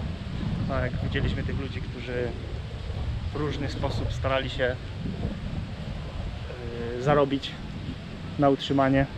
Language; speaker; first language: Polish; native; Polish